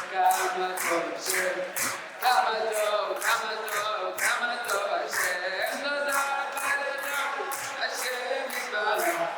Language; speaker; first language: Hebrew; non-native, fluent; French